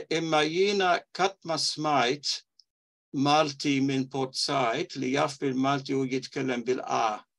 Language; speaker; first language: Maltese; early bilingual, heritage; Maltese